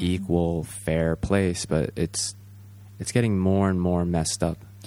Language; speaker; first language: English; native; English